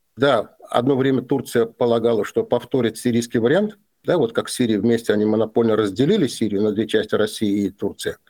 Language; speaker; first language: Russian; non-native, local second language; Azerbaijani